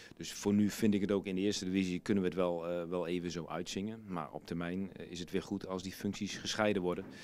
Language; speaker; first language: Dutch; native; Dutch